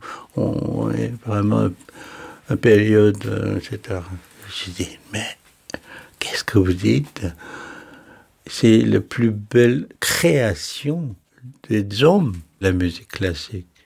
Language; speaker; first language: French; non-native, fluent; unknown